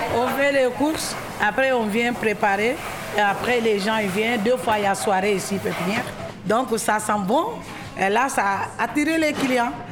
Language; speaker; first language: French; non-native, local second language; Wolof